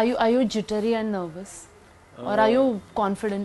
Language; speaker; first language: English; non-native, local second language; Hindi